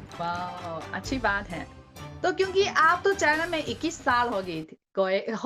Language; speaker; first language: Hindi; non-native, learner; Chinese